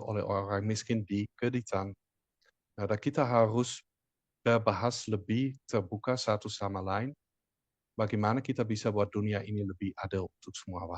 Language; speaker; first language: Indonesian; non-native, fluent; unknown